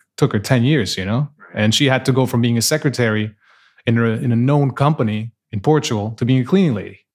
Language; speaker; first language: English; non-native, fluent; Portuguese